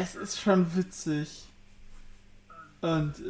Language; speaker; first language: German; native; German